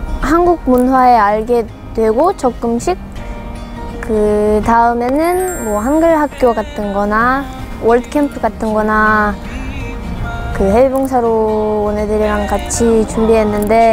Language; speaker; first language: Korean; non-native, fluent; Russian